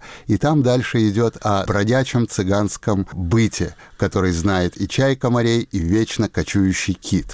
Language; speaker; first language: Russian; native; Russian